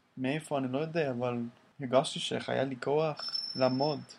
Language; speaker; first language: Hebrew; non-native, learner; English